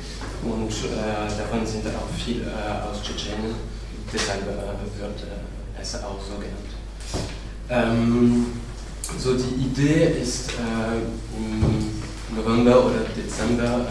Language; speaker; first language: German; non-native, fluent; French